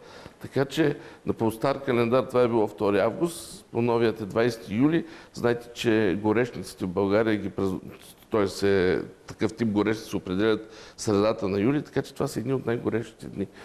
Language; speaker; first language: Bulgarian; native; Bulgarian